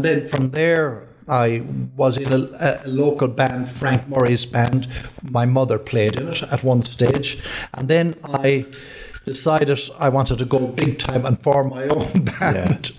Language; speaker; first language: English; native; English